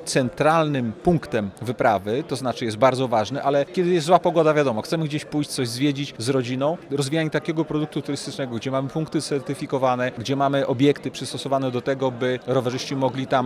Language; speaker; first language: Polish; native; Polish